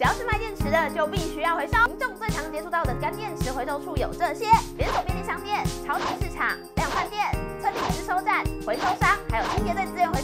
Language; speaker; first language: Chinese; native; Chinese